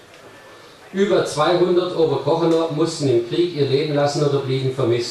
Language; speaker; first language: German; native; German